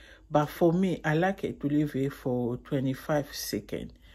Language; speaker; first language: English; non-native, learner; Lingala